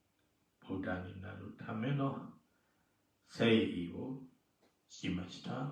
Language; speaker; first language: Japanese; non-native, fluent; Burmese